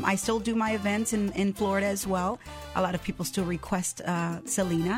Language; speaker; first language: English; early bilingual, other home language; Spanish